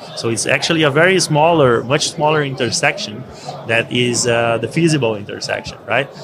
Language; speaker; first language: English; non-native, fluent; Portuguese